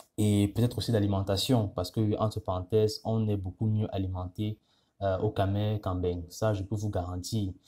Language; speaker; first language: French; non-native, local second language; Ghomala